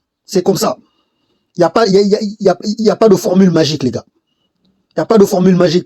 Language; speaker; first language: French; native; French